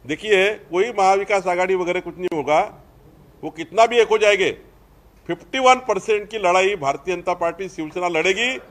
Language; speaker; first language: Hindi; non-native, local second language; Marathi